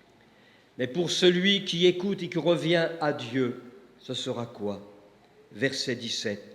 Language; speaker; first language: French; native; French